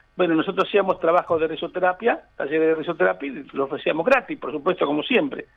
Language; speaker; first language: Spanish; native; Spanish